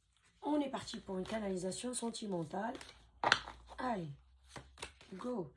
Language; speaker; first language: French; native; French